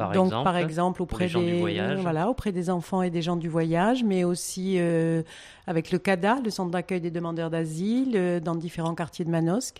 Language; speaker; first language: French; native; French